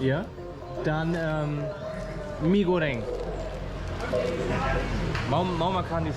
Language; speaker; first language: Indonesian; non-native, learner; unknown